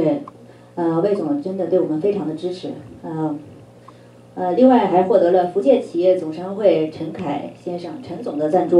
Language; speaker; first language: Chinese; native; Chinese